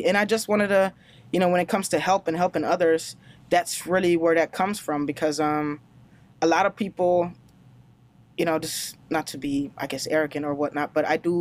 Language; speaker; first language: English; non-native, fluent; German